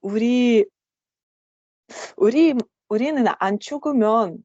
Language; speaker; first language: Korean; non-native, learner; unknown